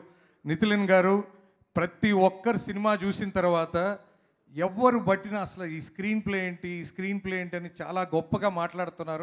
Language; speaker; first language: Telugu; native; Telugu